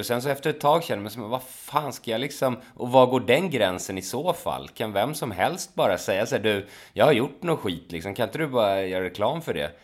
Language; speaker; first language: Swedish; native; Swedish